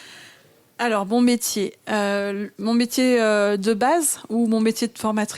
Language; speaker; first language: French; native; French